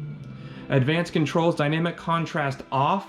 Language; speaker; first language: English; native; English